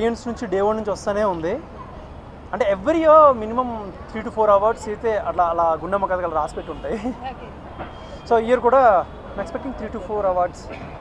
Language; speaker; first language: Telugu; native; Telugu